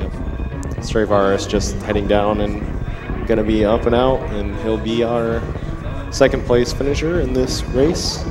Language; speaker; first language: English; native; English